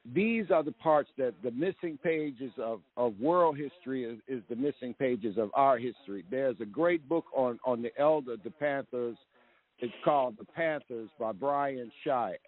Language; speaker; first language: English; native; English